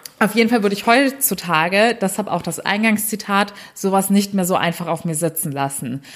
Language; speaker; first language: German; early bilingual, other home language; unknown